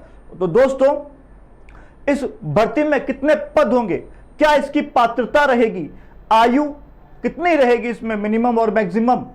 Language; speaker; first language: Hindi; native; Hindi